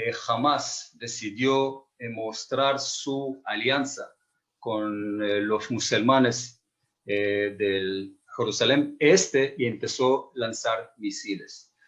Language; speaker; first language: Spanish; non-native, fluent; Hebrew